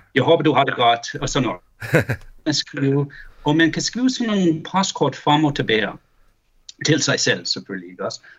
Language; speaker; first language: Danish; early bilingual, heritage; Danish